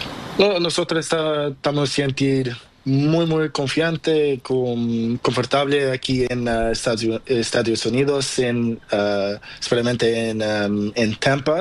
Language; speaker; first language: Spanish; non-native, learner; Portuguese